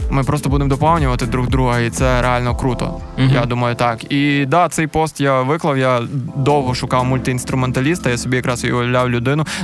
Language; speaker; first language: Ukrainian; native; Ukrainian